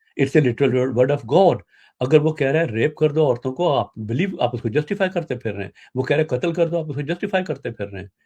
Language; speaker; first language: Urdu; native; Urdu